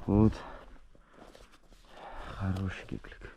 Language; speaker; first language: Russian; non-native, learner; Georgian